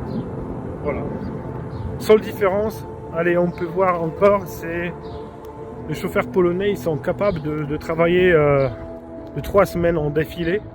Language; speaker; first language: French; non-native, fluent; Polish